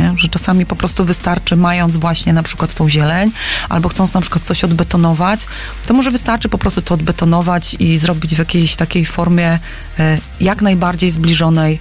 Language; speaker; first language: Polish; native; Polish